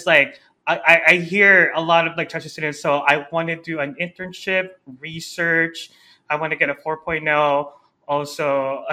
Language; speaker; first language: English; non-native, local second language; Filipino